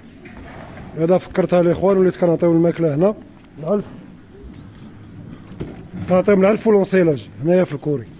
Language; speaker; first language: Arabic; native; Arabic